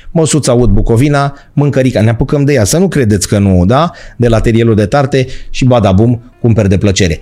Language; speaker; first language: Romanian; native; Romanian